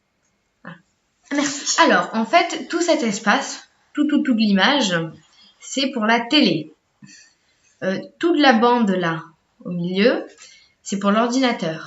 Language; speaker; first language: French; native; French